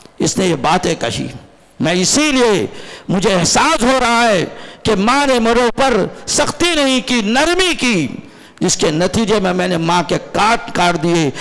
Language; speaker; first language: Urdu; non-native, local second language; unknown